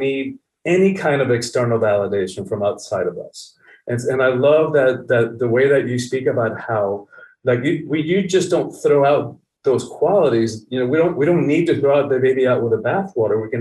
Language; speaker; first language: English; early bilingual, other home language; Spanish